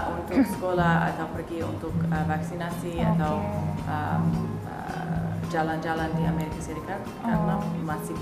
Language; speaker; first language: Indonesian; non-native, fluent; English